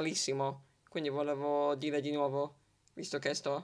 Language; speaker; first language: Italian; early bilingual, heritage; English